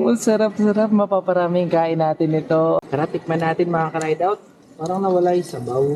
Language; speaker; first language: Filipino; non-native, local second language; Pangasinan